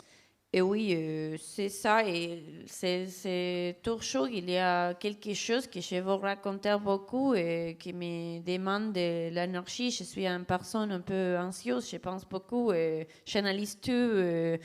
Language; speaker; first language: French; non-native, fluent; Spanish